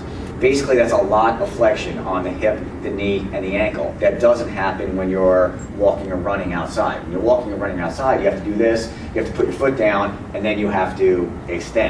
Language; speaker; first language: English; native; English